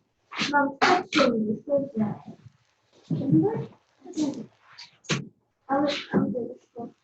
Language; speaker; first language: Russian; early bilingual, heritage; Russian